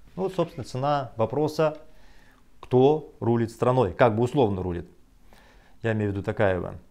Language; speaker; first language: Russian; non-native, local second language; Kazakh